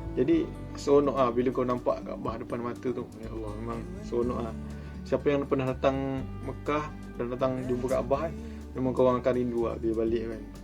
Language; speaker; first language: Malay; native; Malay